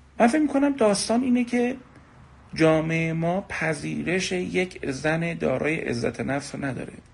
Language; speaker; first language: Persian; native; Persian